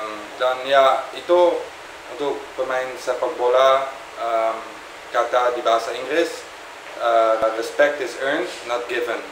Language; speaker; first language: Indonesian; non-native, fluent; Dutch